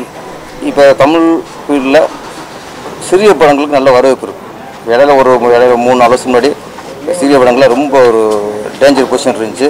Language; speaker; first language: Tamil; native; Tamil